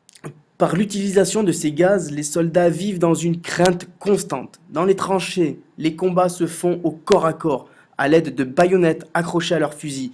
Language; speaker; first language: French; native; French